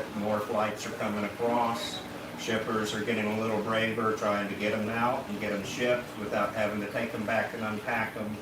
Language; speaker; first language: English; native; English